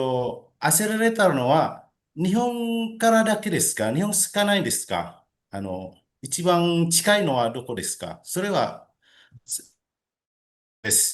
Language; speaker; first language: Japanese; non-native, learner; Indonesian